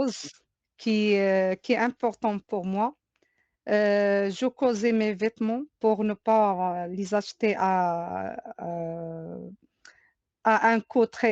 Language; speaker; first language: French; non-native, learner; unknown